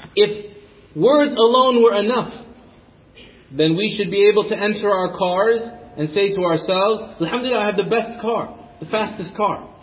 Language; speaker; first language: English; native; English